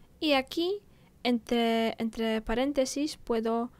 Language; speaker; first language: Spanish; non-native, fluent; Polish